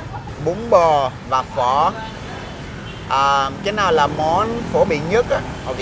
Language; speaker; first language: Vietnamese; non-native, fluent; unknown